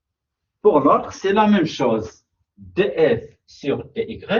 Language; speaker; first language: French; non-native, local second language; Arabic